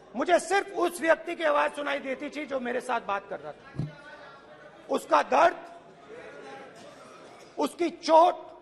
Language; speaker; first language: Hindi; native; Hindi